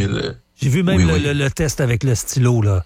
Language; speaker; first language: French; native; French